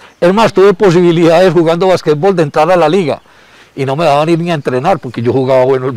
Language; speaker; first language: Spanish; native; Spanish